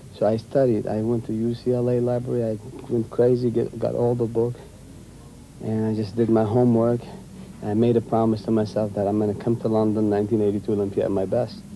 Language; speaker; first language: English; non-native, fluent; Arabic